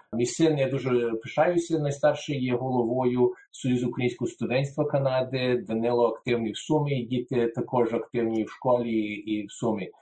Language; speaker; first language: Ukrainian; early bilingual, heritage; Ukrainian